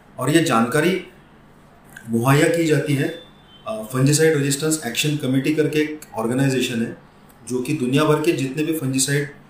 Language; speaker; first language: Hindi; non-native, local second language; Marathi